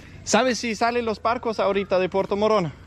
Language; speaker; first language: Spanish; non-native, learner; Danish